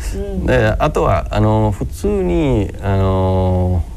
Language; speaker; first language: Japanese; non-native, fluent; Spanish